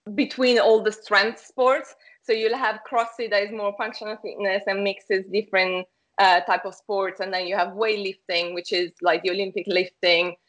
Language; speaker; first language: English; non-native, fluent; Italian